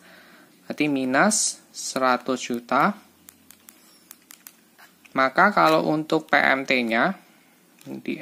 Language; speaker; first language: Indonesian; native; Indonesian